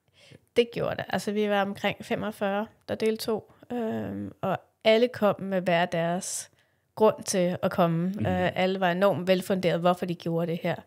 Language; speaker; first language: Danish; native; Danish